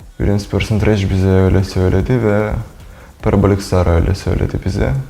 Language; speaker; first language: Turkish; non-native, learner; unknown